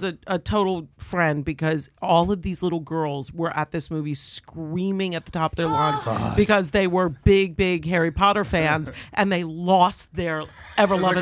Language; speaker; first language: English; native; English